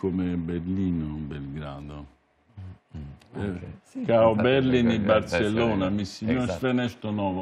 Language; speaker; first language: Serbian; non-native, learner; Italian